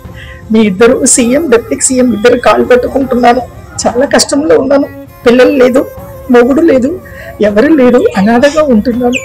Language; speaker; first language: Telugu; non-native, local second language; Tamil